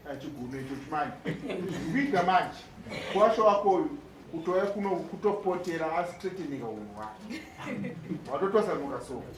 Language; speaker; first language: Shona; native; Shona